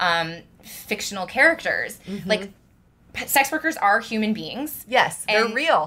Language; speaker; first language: English; native; English